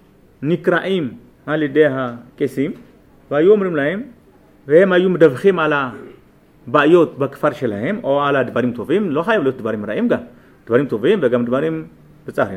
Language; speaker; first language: Hebrew; non-native, fluent; Amharic